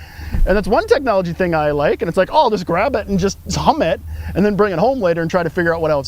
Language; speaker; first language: English; native; English